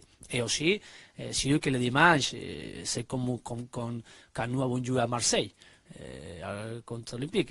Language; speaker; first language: French; non-native, learner; Spanish